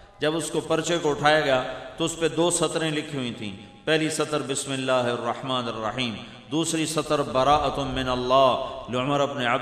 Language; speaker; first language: Urdu; non-native, local second language; Punjabi